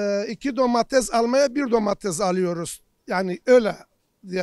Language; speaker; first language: Turkish; non-native, local second language; Kurdish